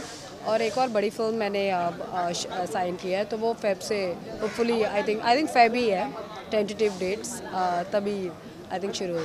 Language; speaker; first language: Hindi; non-native, local second language; Marathi